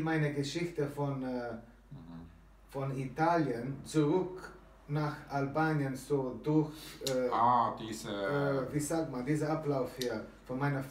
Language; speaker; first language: German; non-native, fluent; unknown